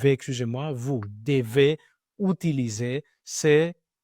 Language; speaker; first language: French; non-native, learner; Greek